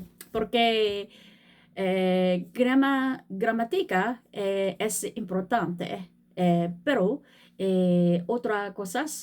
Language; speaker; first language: Spanish; non-native, learner; Korean